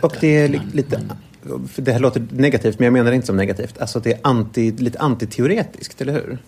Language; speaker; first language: Swedish; native; Swedish